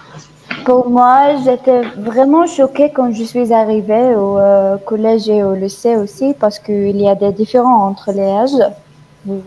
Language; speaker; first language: French; non-native, fluent; Arabic